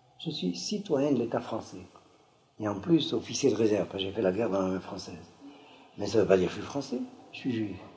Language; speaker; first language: French; native; French